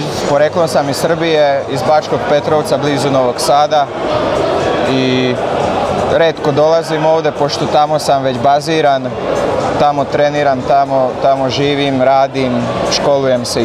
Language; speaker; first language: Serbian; non-native, local second language; Slovak